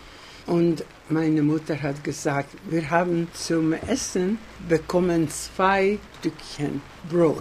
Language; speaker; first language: German; non-native, fluent; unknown